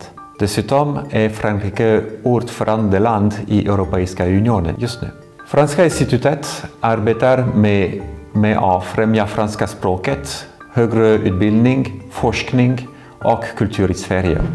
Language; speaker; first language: Swedish; non-native, fluent; French